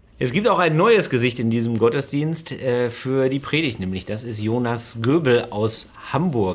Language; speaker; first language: German; native; German